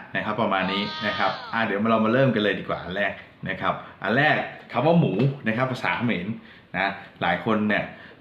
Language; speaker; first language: Thai; non-native, local second language; Northern Khmer